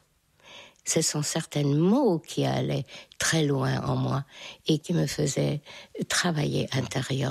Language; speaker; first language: French; non-native, fluent; Hungarian